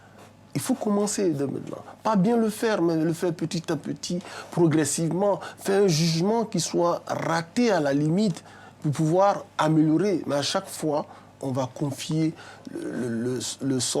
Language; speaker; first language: French; native; French